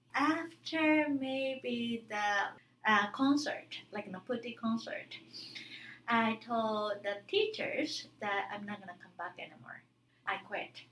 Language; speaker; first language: English; non-native, fluent; Japanese